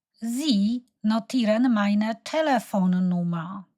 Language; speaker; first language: German; non-native, fluent; Polish